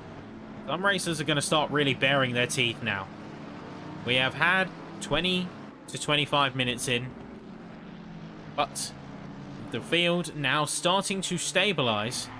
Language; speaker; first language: English; native; English